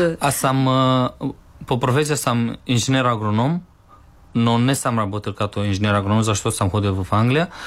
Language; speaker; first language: Bulgarian; non-native, learner; Romanian